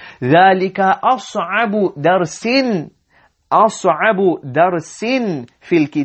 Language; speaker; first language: Arabic; non-native, fluent; English